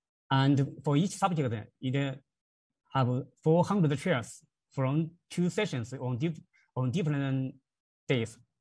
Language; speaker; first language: English; non-native, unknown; Chinese